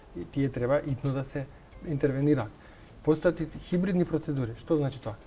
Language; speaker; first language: Macedonian; native; Macedonian